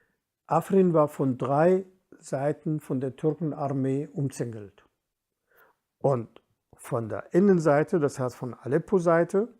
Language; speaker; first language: German; non-native, fluent; Kurdish